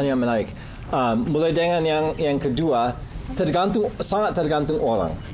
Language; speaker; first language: Indonesian; non-native, fluent; English